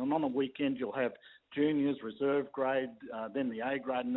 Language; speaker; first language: English; native; English